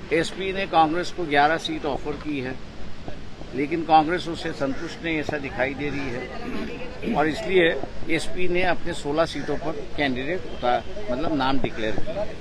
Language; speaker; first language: Hindi; non-native, local second language; Marathi